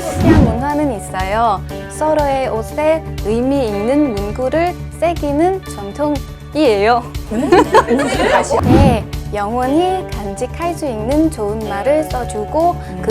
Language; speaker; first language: Korean; non-native, learner; Vietnamese